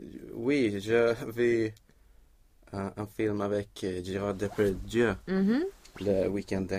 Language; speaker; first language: French; non-native, learner; Swedish